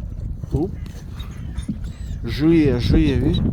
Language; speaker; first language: French; non-native, learner; Russian